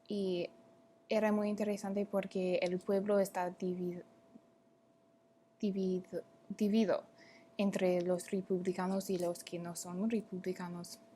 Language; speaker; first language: Spanish; non-native, learner; English